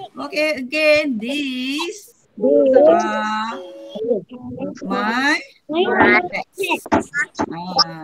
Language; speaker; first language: English; non-native, learner; Malay